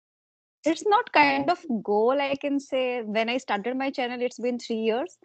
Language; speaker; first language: English; non-native, local second language; Hindi